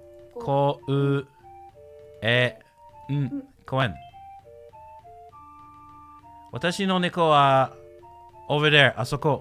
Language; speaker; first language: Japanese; non-native, learner; English